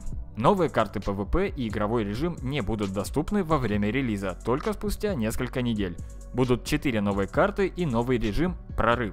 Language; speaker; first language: Russian; native; Russian